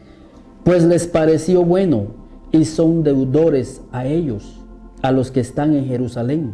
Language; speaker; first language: Spanish; native; Spanish